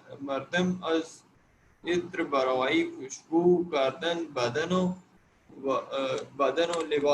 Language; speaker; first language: Persian; non-native, learner; Urdu